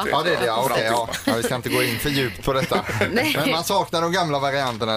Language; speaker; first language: Swedish; native; Swedish